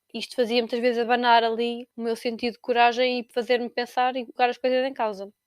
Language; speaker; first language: Portuguese; native; Portuguese